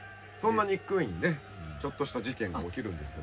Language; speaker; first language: Japanese; native; Japanese